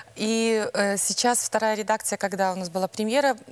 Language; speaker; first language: Russian; non-native, local second language; Belarusian